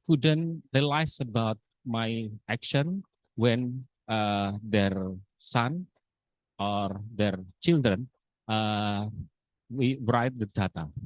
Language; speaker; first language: English; non-native, learner; Indonesian